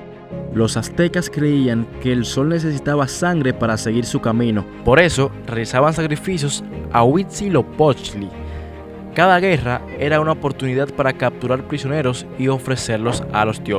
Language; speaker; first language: Spanish; native; Spanish